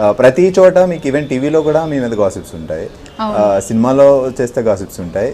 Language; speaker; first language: Telugu; native; Telugu